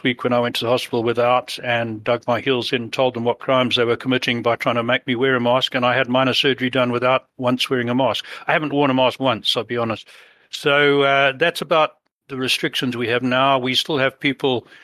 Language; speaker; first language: English; native; English